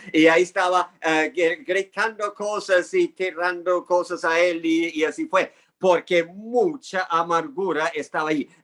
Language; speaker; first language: Spanish; non-native, fluent; English